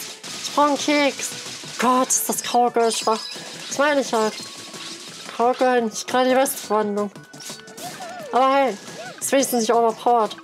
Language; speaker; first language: German; native; German